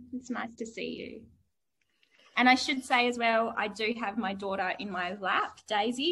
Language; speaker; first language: English; native; English